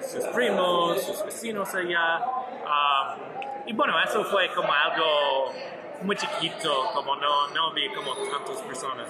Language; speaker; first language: Spanish; non-native, learner; English